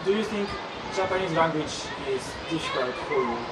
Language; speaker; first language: English; non-native, learner; Japanese